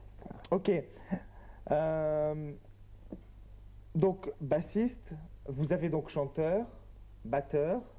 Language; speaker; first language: French; native; French